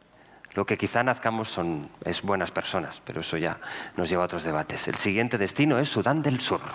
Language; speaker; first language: Spanish; native; Spanish